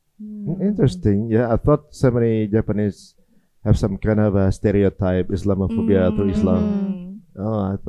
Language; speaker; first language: English; non-native, fluent; Indonesian